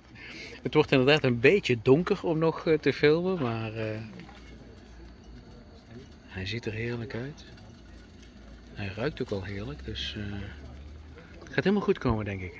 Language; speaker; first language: Dutch; native; Dutch